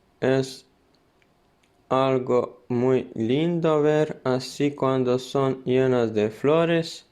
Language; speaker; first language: Spanish; non-native, fluent; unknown